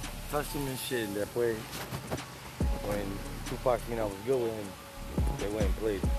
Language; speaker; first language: English; early bilingual, other home language; Spanish